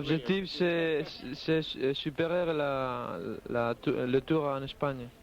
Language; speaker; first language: French; non-native, learner; Spanish